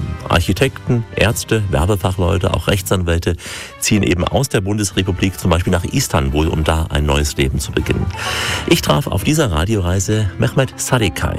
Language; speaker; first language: German; native; German